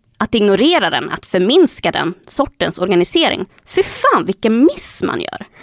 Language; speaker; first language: Swedish; early bilingual, other home language; Spanish